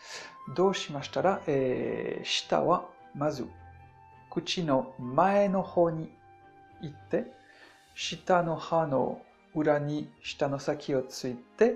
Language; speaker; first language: Japanese; non-native, fluent; French